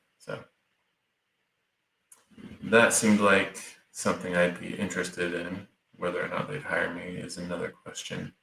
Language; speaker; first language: English; native; English